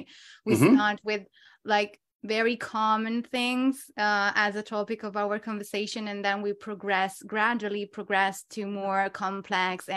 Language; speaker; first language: English; non-native, fluent; Italian